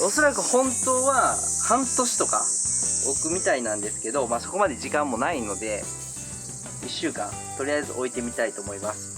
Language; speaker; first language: Japanese; native; Japanese